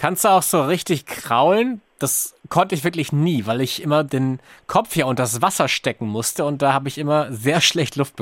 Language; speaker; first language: German; native; German